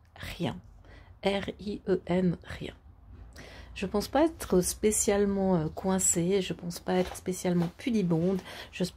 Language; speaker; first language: French; native; French